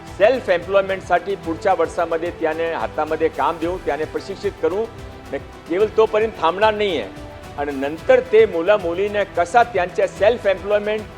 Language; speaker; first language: Marathi; non-native, local second language; Gujarati